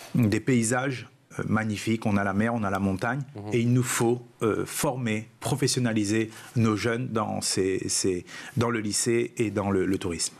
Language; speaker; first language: French; non-native, local second language; Réunion Creole French